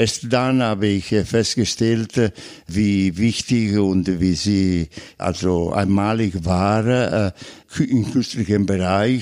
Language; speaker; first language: German; non-native, fluent; Italian